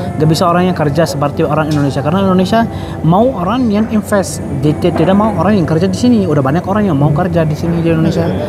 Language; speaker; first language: Indonesian; non-native, fluent; Arabic